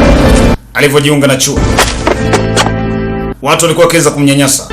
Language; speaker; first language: Swahili; native; Swahili